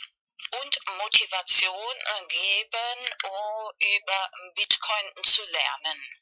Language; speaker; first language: German; non-native, learner; Spanish